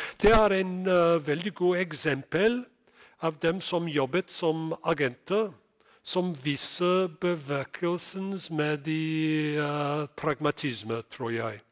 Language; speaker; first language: Norwegian; non-native, fluent; English